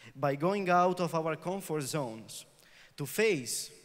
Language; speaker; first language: English; non-native, fluent; Italian